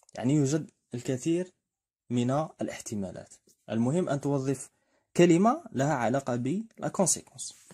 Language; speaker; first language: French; non-native, local second language; Arabic